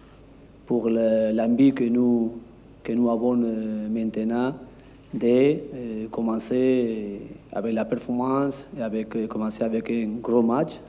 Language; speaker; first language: French; non-native, learner; Spanish